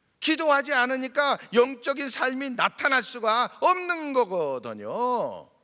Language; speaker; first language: Korean; native; Korean